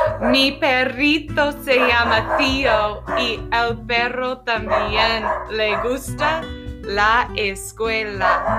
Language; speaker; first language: Spanish; non-native, fluent; English